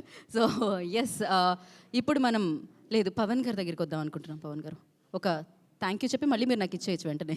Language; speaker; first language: Telugu; native; Telugu